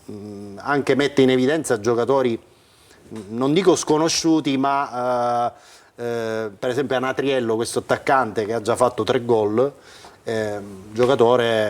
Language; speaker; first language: Italian; native; Italian